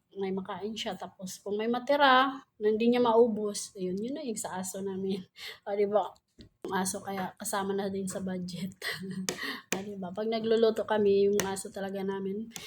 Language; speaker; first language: Filipino; non-native, local second language; Cebuano